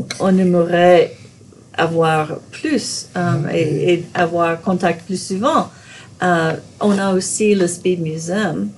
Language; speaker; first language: French; non-native, fluent; English